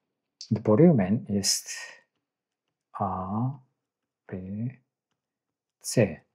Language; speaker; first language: German; non-native, learner; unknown